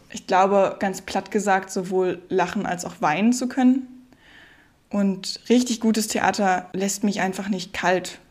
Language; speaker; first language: German; native; German